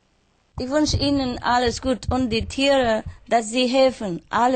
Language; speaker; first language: German; non-native, learner; Vietnamese